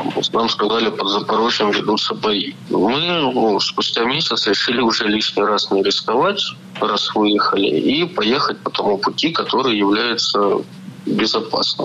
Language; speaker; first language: Russian; native; Russian